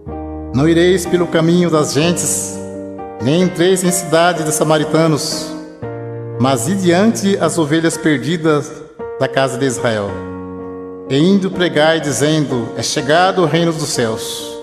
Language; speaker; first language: Portuguese; native; Portuguese